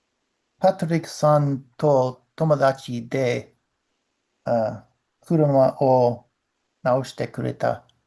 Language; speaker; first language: Japanese; non-native, learner; English